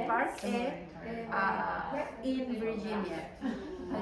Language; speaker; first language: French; non-native, learner; English